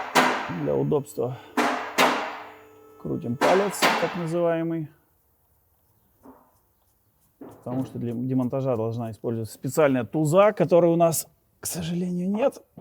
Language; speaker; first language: Russian; native; Russian